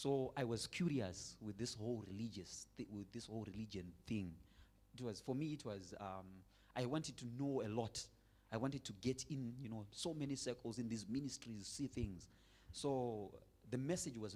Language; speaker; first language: English; non-native, local second language; Shona